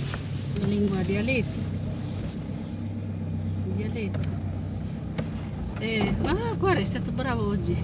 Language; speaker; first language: Italian; non-native, fluent; Filipino